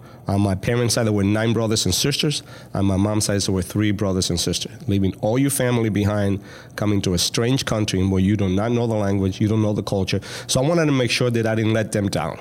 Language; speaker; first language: English; early bilingual, other home language; Spanish